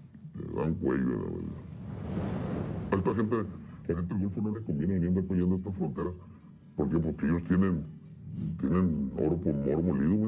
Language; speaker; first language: Spanish; native; Spanish